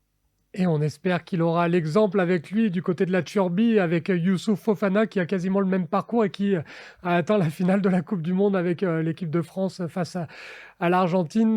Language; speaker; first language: French; native; French